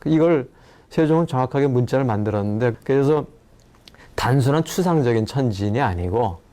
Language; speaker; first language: Korean; native; Korean